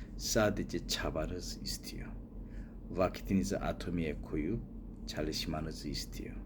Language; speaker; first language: Turkish; non-native, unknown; Korean